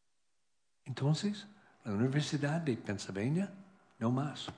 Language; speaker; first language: Spanish; non-native, learner; English